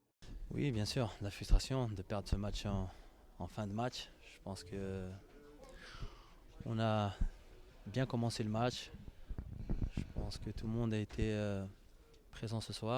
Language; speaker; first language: French; native; French